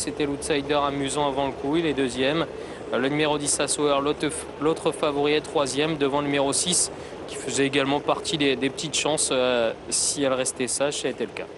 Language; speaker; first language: French; native; French